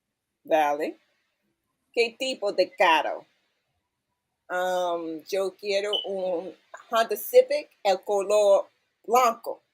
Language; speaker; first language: Spanish; non-native, learner; English